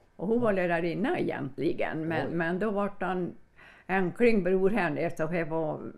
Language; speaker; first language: Swedish; native; Swedish